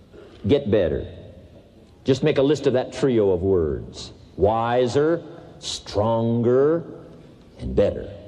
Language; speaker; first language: English; native; English